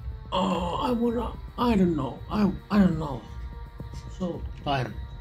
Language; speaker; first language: English; non-native, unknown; Finnish